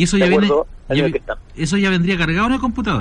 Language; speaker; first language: Spanish; native; Spanish